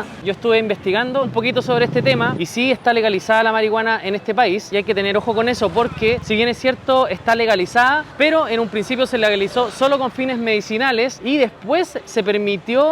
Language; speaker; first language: Spanish; native; Spanish